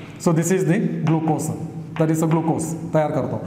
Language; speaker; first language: English; non-native, local second language; Marathi